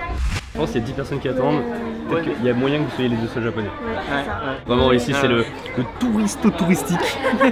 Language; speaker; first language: French; non-native, learner; Japanese